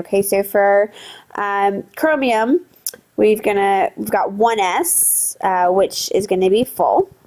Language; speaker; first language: English; native; English